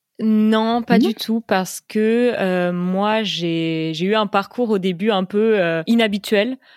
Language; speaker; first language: French; native; French